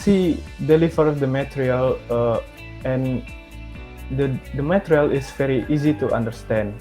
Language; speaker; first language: English; non-native, learner; Indonesian